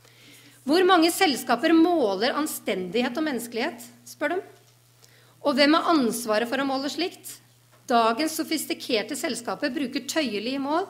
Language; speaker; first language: Norwegian; native; Norwegian